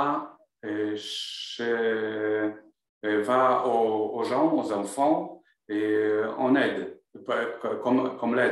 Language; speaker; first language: French; non-native, learner; Polish